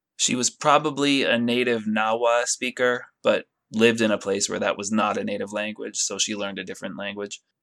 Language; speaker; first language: English; native; English